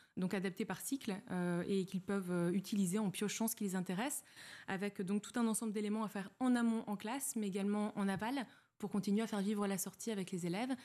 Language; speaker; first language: French; native; French